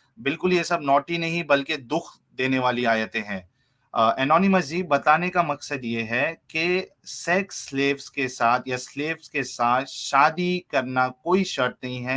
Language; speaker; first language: Urdu; native; Urdu